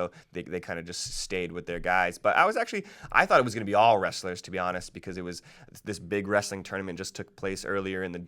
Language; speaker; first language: English; native; English